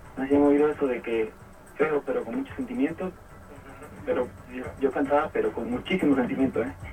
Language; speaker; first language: Spanish; native; Spanish